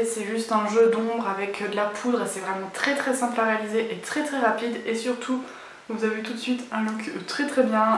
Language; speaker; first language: French; native; French